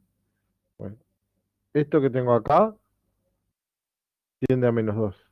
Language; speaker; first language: Spanish; native; Spanish